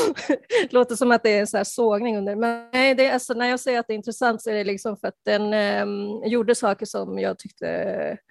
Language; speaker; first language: Swedish; early bilingual, heritage; Spanish